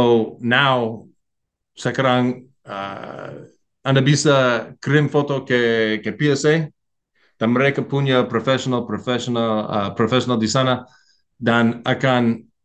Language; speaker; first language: Indonesian; non-native, learner; English